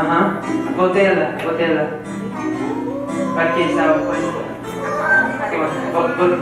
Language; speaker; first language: Spanish; non-native, fluent; English